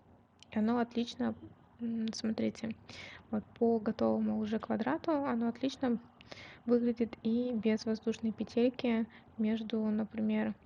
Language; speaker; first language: Russian; native; Russian